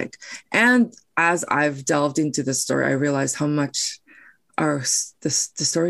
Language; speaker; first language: English; non-native, local second language; Afrikaans